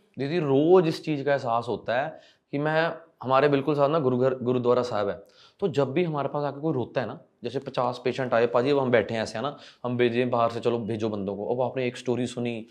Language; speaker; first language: Hindi; non-native, local second language; Punjabi